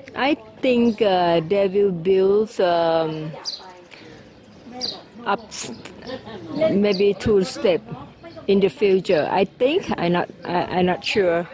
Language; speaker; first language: English; non-native, learner; Thai